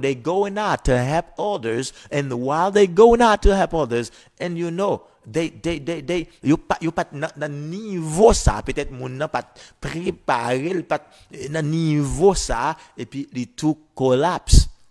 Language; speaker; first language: English; non-native, fluent; Haitian Creole